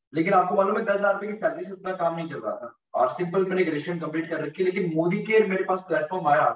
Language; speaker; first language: Hindi; native; Hindi